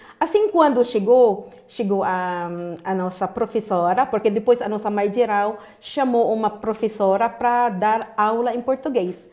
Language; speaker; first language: Portuguese; non-native, fluent; Filipino